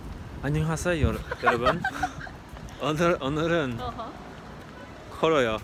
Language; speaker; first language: Korean; non-native, learner; English